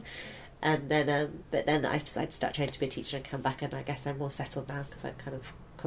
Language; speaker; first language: English; native; English